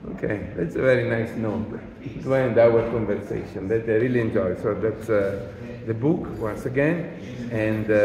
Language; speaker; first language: English; non-native, fluent; Italian